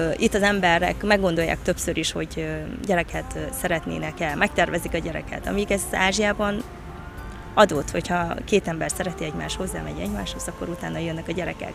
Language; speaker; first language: Hungarian; early bilingual, other home language; Vietnamese